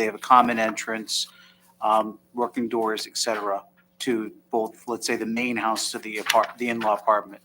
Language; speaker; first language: English; native; English